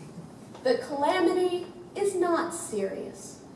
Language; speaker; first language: English; native; English